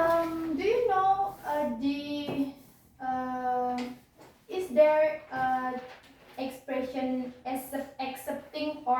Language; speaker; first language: English; non-native, learner; Indonesian